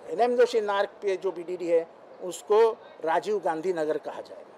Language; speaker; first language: Hindi; non-native, local second language; Marathi